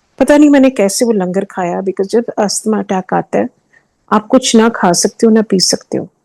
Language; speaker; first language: Hindi; early bilingual, heritage; Hindi